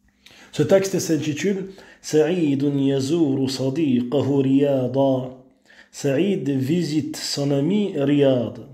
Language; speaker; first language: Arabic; non-native, fluent; French